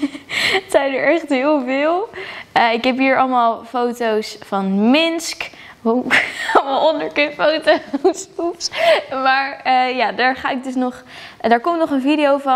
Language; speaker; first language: Dutch; native; Dutch